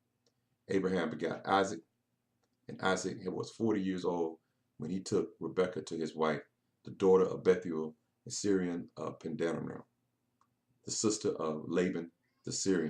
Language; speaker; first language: English; native; English